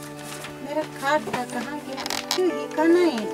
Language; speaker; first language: Hindi; non-native, local second language; Assamese